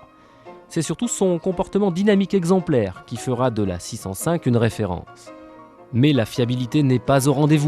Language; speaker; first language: French; native; French